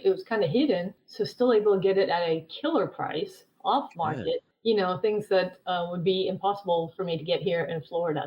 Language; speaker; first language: English; native; English